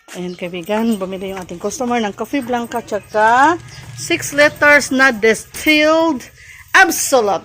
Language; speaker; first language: Filipino; non-native, local second language; Cebuano